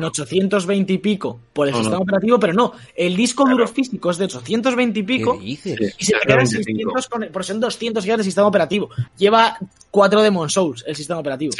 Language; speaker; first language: Spanish; native; Spanish